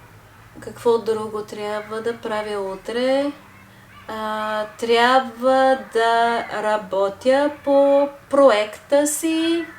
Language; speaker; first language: Bulgarian; non-native, fluent; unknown